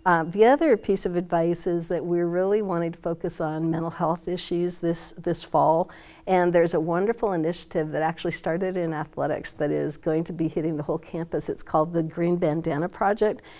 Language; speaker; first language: English; native; English